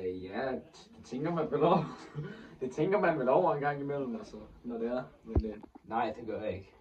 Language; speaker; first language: Danish; native; Danish